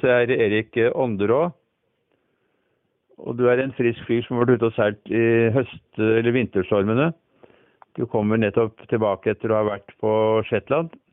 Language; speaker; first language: Norwegian; native; Norwegian